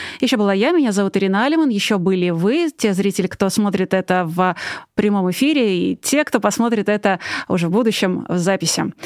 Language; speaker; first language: Russian; native; Russian